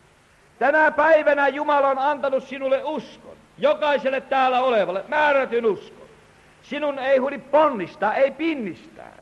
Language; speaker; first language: Finnish; native; Finnish